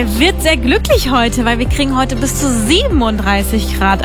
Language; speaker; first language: German; native; German